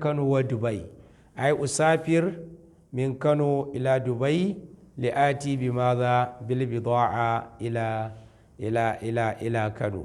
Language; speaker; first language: Arabic; non-native, fluent; Hausa